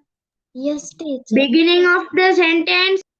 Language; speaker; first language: English; non-native, learner; Sinhala